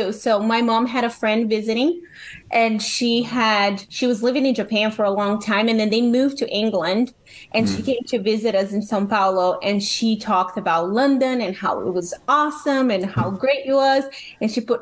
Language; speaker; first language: English; non-native, fluent; Portuguese